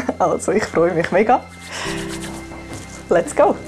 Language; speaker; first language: German; native; German